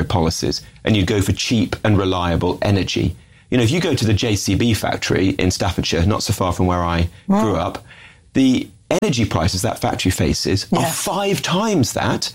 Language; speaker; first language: English; native; English